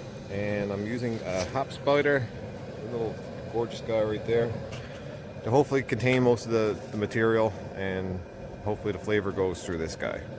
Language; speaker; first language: English; native; English